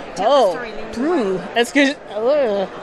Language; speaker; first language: French; non-native, learner; English